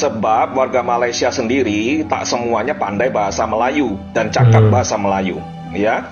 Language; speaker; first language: Indonesian; native; Indonesian